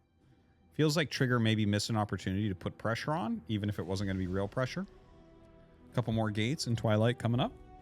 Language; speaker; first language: English; native; English